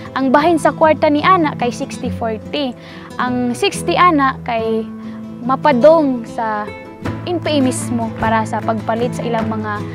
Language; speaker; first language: Cebuano; non-native, local second language; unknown